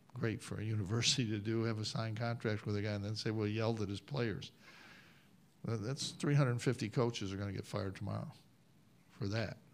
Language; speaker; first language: English; native; English